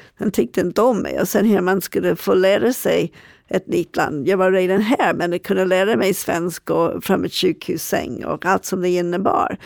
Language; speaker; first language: Swedish; non-native, fluent; English